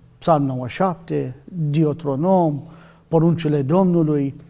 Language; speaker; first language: Romanian; non-native, learner; Arabic